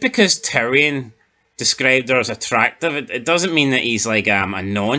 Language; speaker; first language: English; native; English